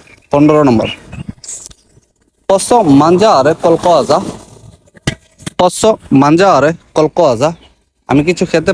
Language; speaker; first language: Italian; non-native, learner; Bangla